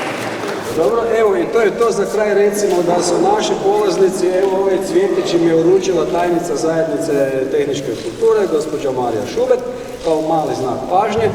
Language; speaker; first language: Croatian; native; Croatian